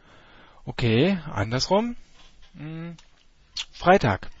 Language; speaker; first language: German; native; German